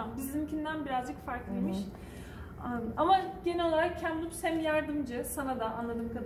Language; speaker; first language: Turkish; native; Turkish